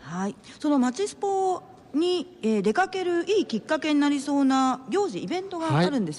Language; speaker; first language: Japanese; native; Japanese